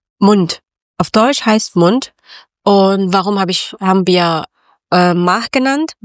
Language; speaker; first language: German; non-native, learner; Persian